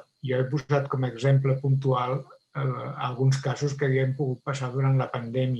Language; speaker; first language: Catalan; native; Catalan